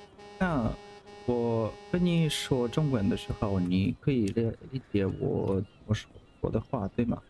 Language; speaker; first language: Chinese; non-native, learner; Russian